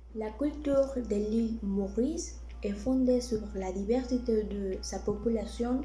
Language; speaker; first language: French; non-native, learner; Spanish